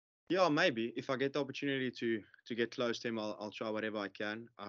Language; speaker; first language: English; non-native, local second language; Afrikaans